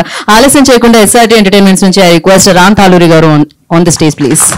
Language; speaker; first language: Telugu; native; Telugu